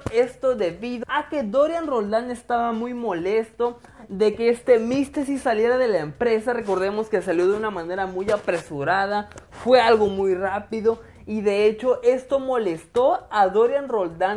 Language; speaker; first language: Spanish; native; Spanish